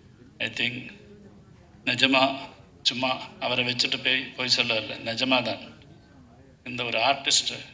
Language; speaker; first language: Tamil; non-native, learner; Malayalam